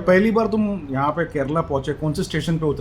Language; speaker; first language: Hindi; native; Hindi